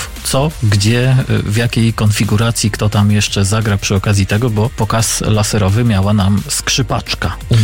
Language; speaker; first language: Polish; native; Polish